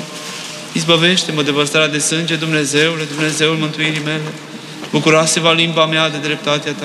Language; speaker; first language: Romanian; native; Romanian